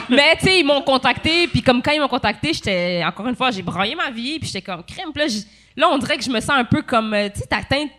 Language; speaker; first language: French; native; French